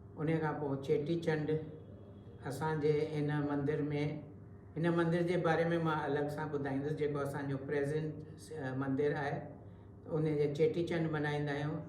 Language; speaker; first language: Sindhi; early bilingual, heritage; Sindhi